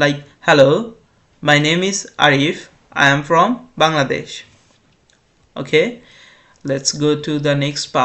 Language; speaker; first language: English; non-native, fluent; Bangla